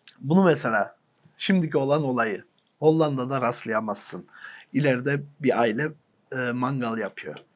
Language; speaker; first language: Turkish; early bilingual, heritage; Turkish